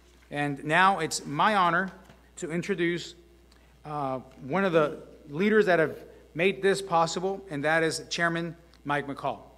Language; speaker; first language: English; early bilingual, other home language; Spanish